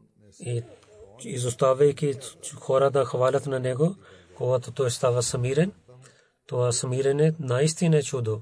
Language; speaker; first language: Bulgarian; non-native, learner; Urdu